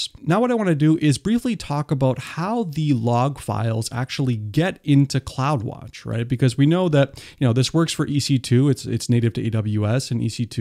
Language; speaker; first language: English; native; English